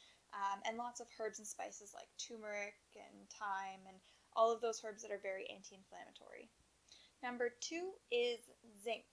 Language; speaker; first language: English; native; English